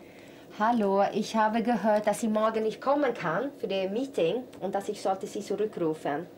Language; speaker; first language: German; non-native, fluent; Swedish